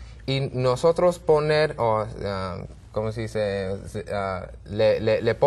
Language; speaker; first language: Spanish; non-native, learner; English